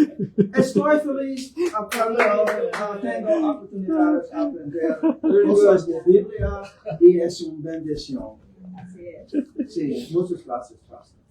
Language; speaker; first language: Spanish; non-native, learner; English